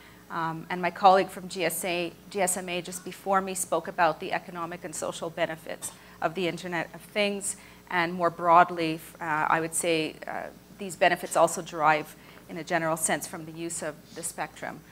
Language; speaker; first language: English; native; English